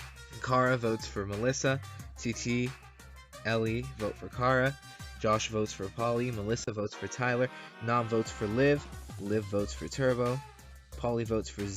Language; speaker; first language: English; native; English